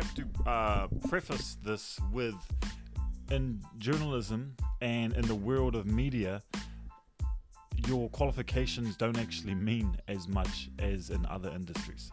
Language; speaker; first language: English; native; English